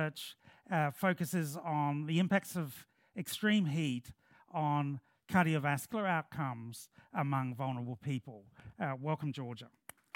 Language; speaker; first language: English; native; English